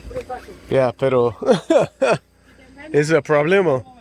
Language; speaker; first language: Spanish; non-native, learner; English